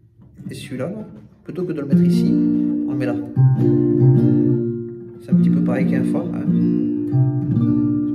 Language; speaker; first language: French; native; French